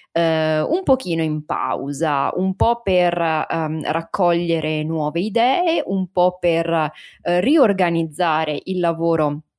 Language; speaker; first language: Italian; native; Italian